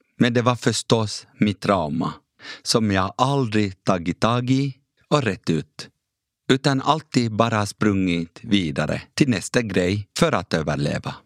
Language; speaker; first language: Swedish; early bilingual, other home language; Kurdish